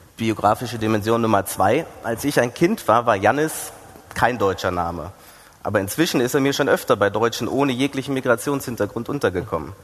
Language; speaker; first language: German; early bilingual, other home language; Greek